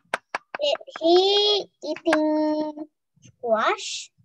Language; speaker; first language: English; non-native, learner; Vietnamese